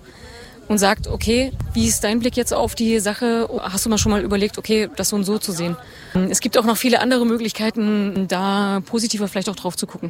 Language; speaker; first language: German; native; German